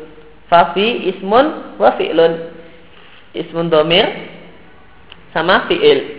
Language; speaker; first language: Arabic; non-native, fluent; Indonesian